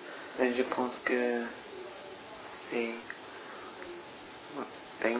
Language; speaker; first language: French; non-native, learner; English